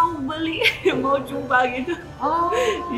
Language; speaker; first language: Indonesian; non-native, learner; Chinese